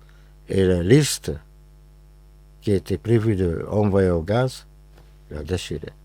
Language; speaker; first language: French; non-native, fluent; Hungarian